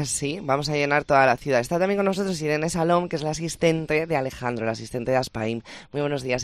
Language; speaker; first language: Spanish; native; Spanish